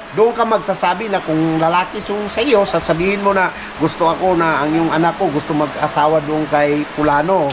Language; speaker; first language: Filipino; non-native, local second language; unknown